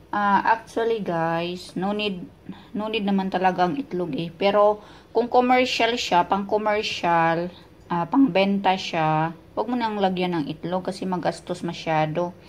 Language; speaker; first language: Filipino; non-native, local second language; Cebuano